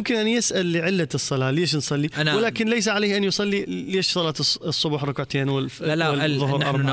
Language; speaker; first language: Arabic; native; Arabic